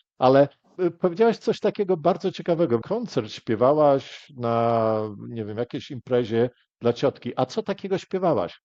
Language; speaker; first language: Polish; native; Polish